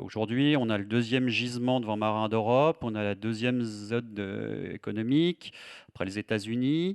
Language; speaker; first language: French; native; French